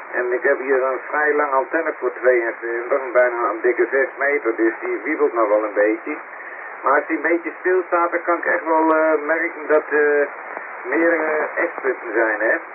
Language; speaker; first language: Dutch; native; Dutch